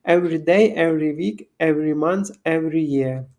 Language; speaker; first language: English; non-native, fluent; Ukrainian